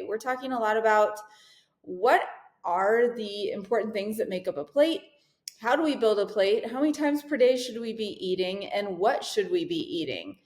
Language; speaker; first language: English; native; English